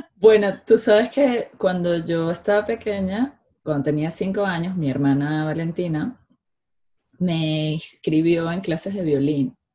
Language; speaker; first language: Spanish; native; Spanish